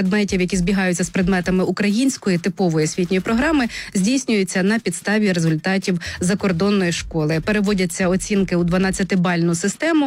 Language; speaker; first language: Ukrainian; native; Ukrainian